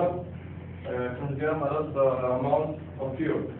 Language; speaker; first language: English; non-native, learner; Arabic